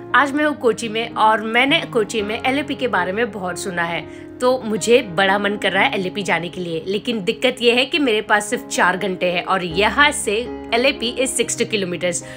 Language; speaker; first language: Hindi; non-native, local second language; Gujarati